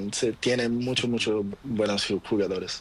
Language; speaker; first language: Spanish; non-native, learner; Portuguese